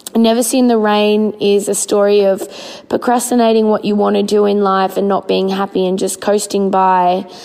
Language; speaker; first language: English; native; English